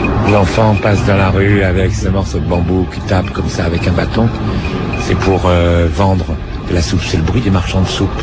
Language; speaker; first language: French; native; French